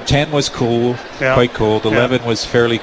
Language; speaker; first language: English; native; English